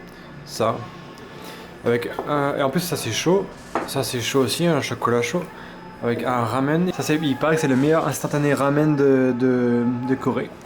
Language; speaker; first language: French; native; French